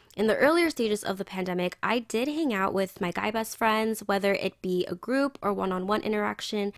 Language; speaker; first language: English; native; English